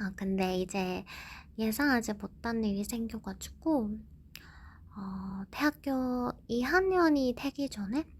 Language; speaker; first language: Korean; non-native, fluent; Japanese